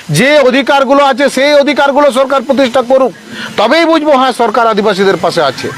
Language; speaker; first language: Bangla; non-native, local second language; Santali